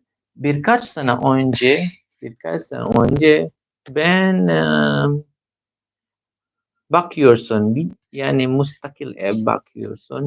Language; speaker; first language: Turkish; non-native, learner; Filipino